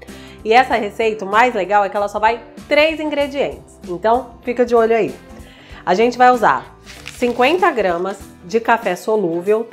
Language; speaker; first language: Portuguese; native; Portuguese